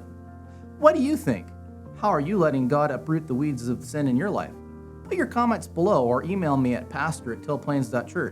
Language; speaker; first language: English; native; English